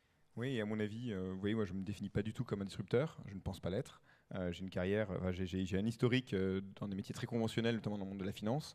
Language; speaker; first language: French; native; French